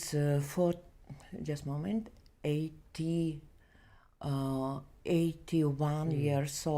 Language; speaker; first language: English; non-native, learner; Belarusian